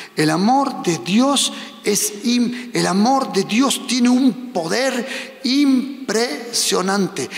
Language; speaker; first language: Spanish; early bilingual, heritage; Spanish